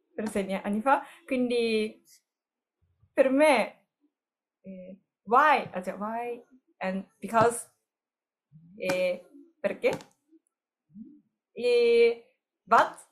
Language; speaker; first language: Italian; non-native, learner; Japanese